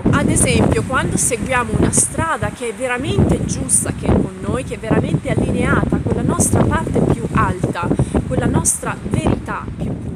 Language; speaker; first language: Italian; native; Italian